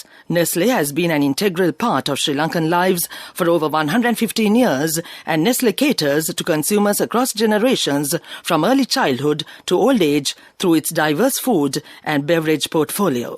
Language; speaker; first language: English; non-native, local second language; Sinhala